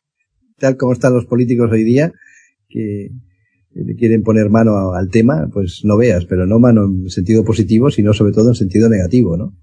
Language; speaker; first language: Spanish; native; Spanish